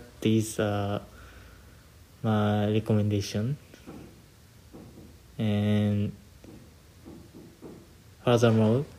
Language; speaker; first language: English; non-native, learner; Japanese